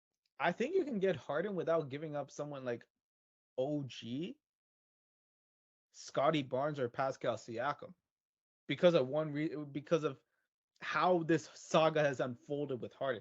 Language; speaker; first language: English; native; English